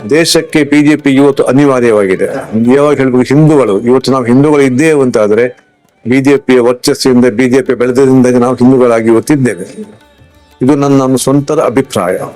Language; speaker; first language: Kannada; non-native, local second language; Konkani